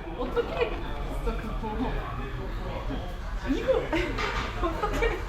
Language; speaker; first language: Korean; non-native, learner; Greek